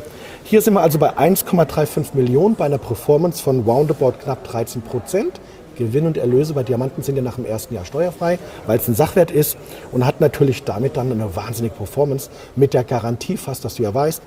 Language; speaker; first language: German; native; German